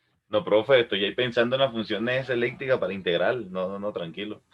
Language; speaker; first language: Spanish; native; Spanish